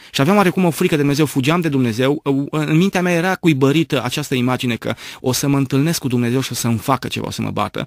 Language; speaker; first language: Romanian; native; Romanian